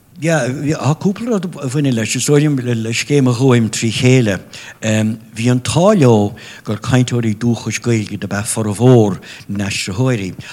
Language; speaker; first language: Irish; non-native, local second language; English